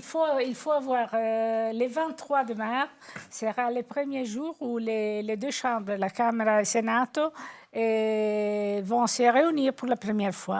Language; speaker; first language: French; non-native, fluent; Italian